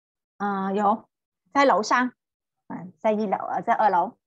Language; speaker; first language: Chinese; non-native, fluent; Vietnamese